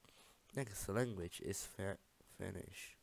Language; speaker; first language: English; non-native, learner; Czech